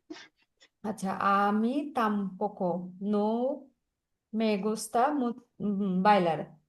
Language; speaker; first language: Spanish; non-native, learner; Bangla